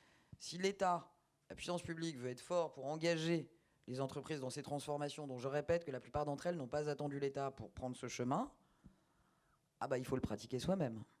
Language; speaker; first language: French; native; French